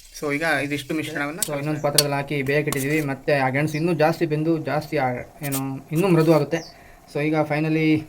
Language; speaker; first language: Kannada; non-native, local second language; Kodava